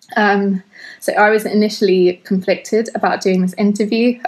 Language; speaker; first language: English; early bilingual, other home language; Hindi